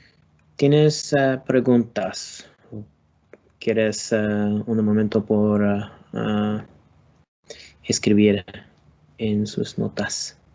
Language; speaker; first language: Spanish; non-native, learner; English